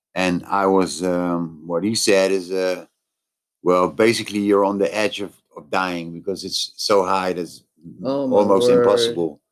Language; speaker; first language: English; non-native, fluent; Dutch